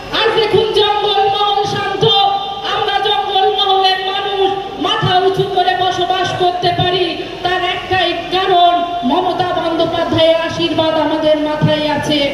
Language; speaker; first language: Bangla; non-native, local second language; Santali